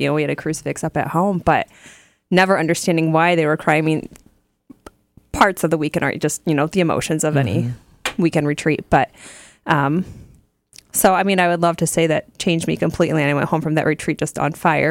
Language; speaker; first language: English; native; English